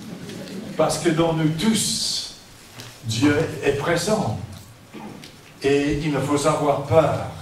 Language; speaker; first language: French; non-native, fluent; English